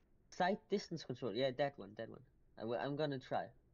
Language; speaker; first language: English; non-native, fluent; German